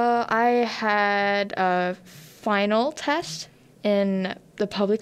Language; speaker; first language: English; non-native, learner; Korean